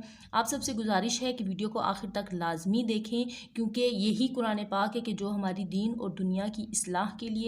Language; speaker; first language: Urdu; native; Urdu